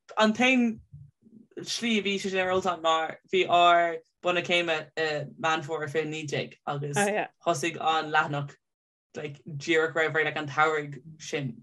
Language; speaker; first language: Irish; non-native, local second language; English